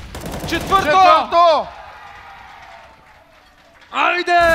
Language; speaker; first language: Bulgarian; native; Bulgarian